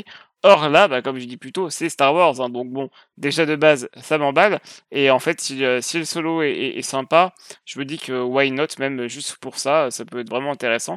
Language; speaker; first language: French; native; French